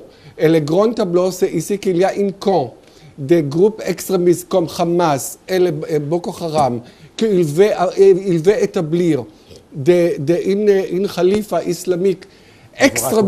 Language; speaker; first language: French; non-native, fluent; Hebrew